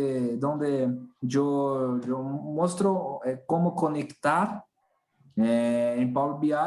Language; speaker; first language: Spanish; non-native, learner; Portuguese